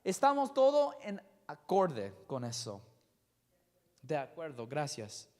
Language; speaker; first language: Spanish; non-native, learner; English